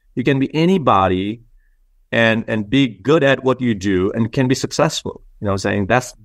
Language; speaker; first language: English; non-native, local second language; Nepali